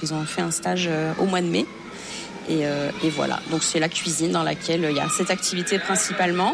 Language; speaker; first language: French; native; French